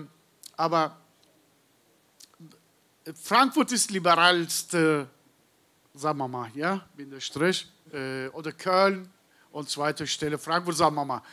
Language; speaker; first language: German; non-native, learner; Turkish